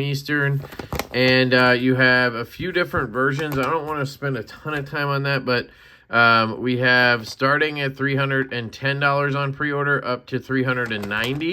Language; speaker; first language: English; native; English